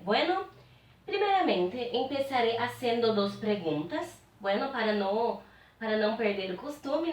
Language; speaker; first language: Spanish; non-native, fluent; Portuguese